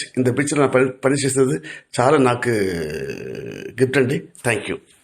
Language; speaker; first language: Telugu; non-native, learner; Tamil